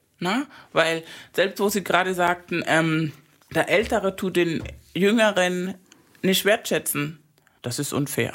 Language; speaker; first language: German; non-native, fluent; Spanish